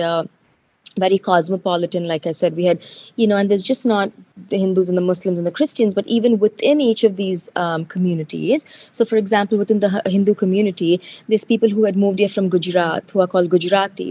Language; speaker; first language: English; non-native, local second language; Telugu